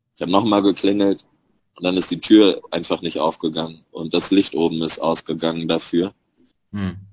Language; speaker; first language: German; native; German